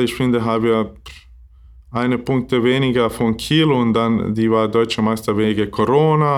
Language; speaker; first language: German; non-native, learner; Bosnian